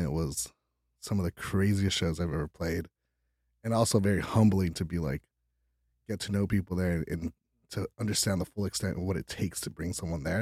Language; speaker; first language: English; early bilingual, other home language; Spanish